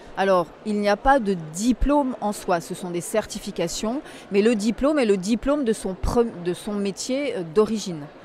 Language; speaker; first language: French; native; French